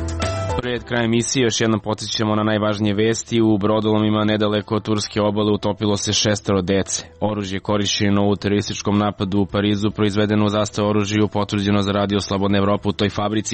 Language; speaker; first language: Serbian; native; Serbian